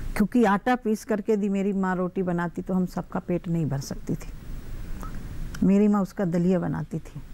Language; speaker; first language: Hindi; native; Hindi